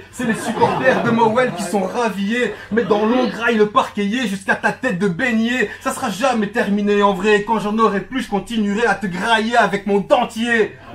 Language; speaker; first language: French; early bilingual, other home language; Turkish